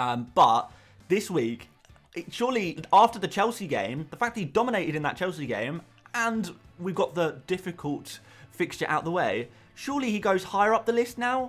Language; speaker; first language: English; native; English